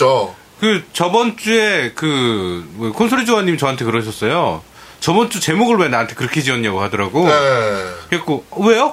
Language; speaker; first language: Korean; native; Korean